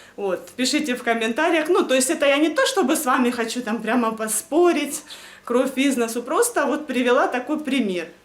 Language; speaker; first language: Russian; native; Russian